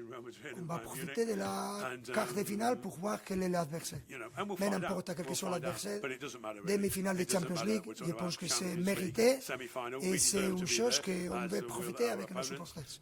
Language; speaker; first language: French; non-native, fluent; Spanish